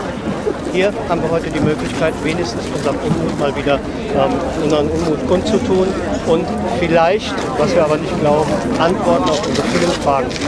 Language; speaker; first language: German; native; German